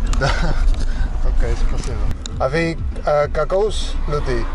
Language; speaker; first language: Russian; non-native, learner; English